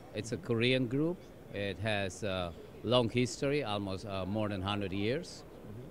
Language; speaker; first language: English; non-native, fluent; German